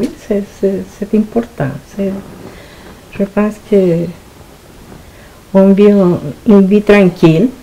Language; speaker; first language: French; non-native, fluent; Spanish